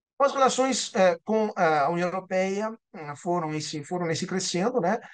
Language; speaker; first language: Portuguese; non-native, fluent; Italian